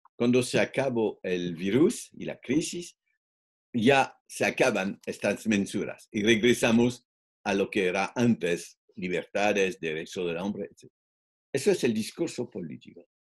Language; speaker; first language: Spanish; non-native, fluent; French